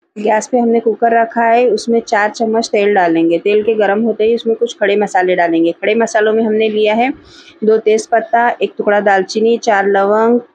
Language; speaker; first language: Hindi; native; Hindi